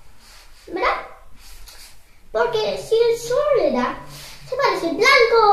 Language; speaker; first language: Spanish; early bilingual, heritage; Spanish